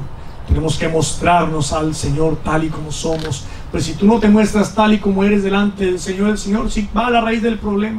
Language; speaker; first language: Spanish; native; Spanish